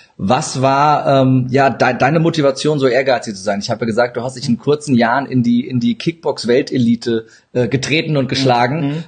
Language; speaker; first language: German; early bilingual, other home language; Turkish